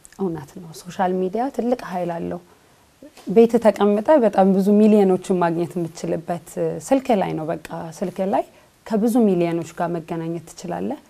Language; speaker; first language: Amharic; native; Amharic